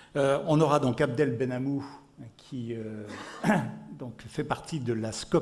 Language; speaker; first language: French; native; French